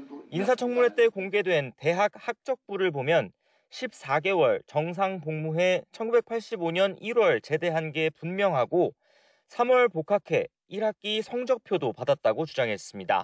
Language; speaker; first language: Korean; native; Korean